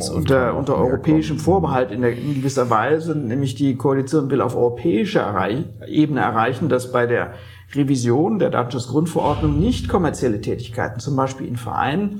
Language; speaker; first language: German; native; German